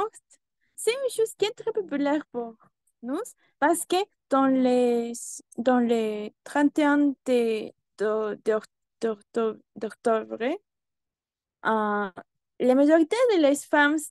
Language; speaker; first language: French; non-native, learner; Spanish